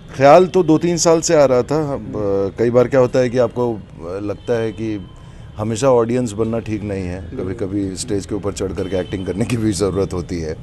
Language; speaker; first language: Hindi; native; Hindi